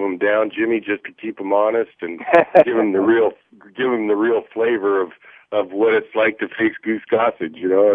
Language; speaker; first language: English; native; English